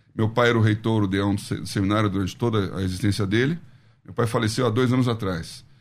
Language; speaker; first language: Portuguese; native; Portuguese